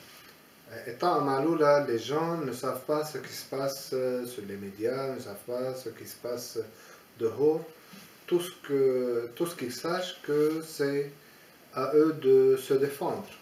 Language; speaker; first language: French; non-native, fluent; Aramaic